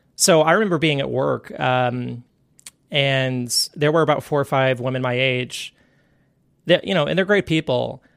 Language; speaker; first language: English; native; English